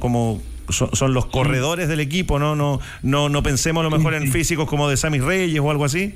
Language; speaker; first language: Spanish; native; Spanish